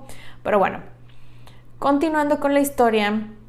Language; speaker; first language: Spanish; native; Spanish